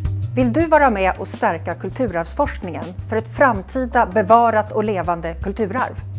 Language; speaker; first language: Swedish; native; Swedish